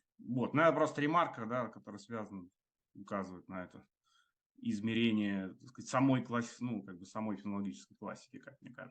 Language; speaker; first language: Russian; native; Russian